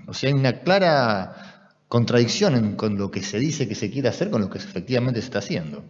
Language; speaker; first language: Spanish; native; Spanish